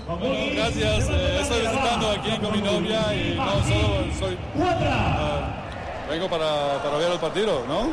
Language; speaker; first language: Spanish; non-native, learner; English